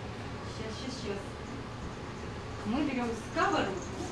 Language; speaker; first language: Russian; native; Russian